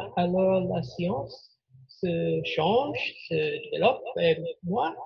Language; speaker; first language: French; non-native, learner; English